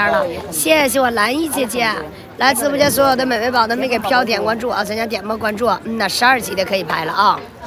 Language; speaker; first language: Chinese; native; Chinese